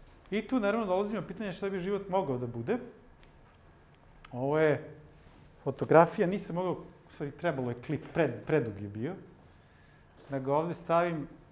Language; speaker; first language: Serbian; native; Serbian